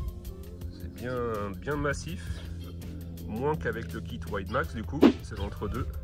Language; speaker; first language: French; native; French